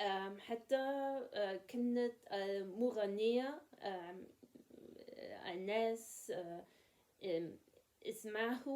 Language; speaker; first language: Arabic; non-native, learner; English